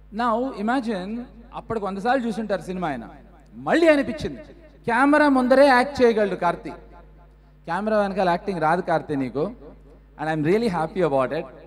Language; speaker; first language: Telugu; native; Telugu